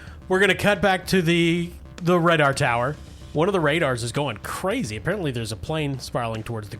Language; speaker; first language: English; native; English